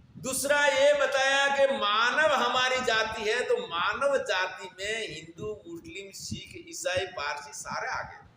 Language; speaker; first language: Hindi; non-native, local second language; Gujarati